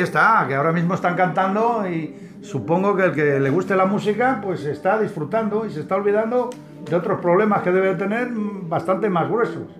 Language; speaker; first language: Spanish; native; Spanish